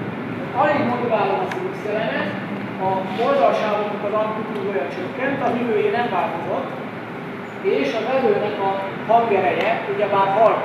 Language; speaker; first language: Hungarian; native; Hungarian